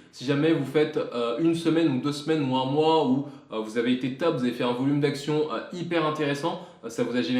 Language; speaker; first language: French; native; French